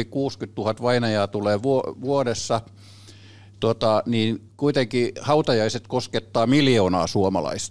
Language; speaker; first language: Finnish; native; Finnish